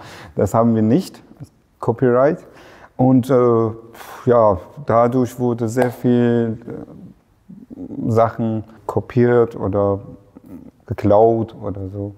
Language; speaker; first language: German; non-native, fluent; Persian